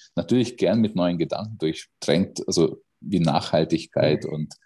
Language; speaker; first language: German; non-native, fluent; Hungarian